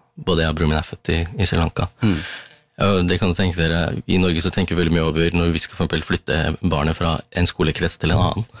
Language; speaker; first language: Norwegian; early bilingual, other home language; Tamil